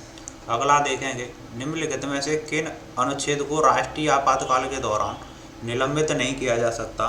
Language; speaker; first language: Hindi; native; Hindi